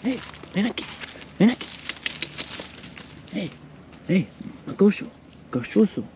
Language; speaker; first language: Portuguese; non-native, learner; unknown